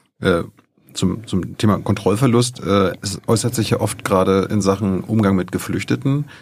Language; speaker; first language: German; native; German